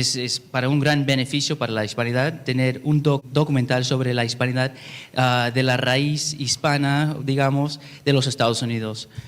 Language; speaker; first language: Spanish; non-native, fluent; English